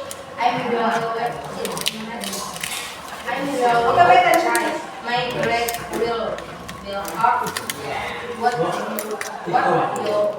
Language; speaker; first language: English; non-native, learner; Indonesian